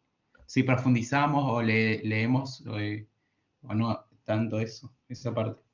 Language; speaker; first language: Spanish; native; Spanish